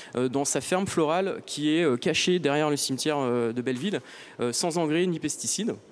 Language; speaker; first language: French; native; French